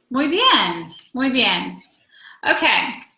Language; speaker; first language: Spanish; non-native, fluent; English